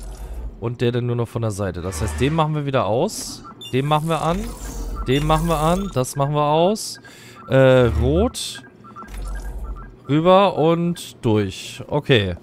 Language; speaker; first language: German; native; German